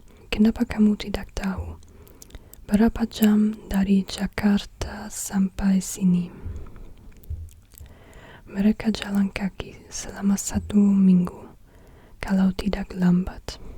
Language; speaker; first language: Indonesian; non-native, learner; English